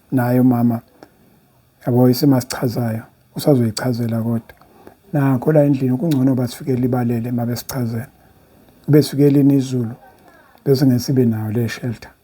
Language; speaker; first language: Zulu; native; Zulu